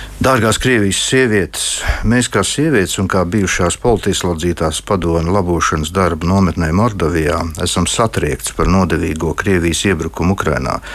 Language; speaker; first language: Latvian; native; Latvian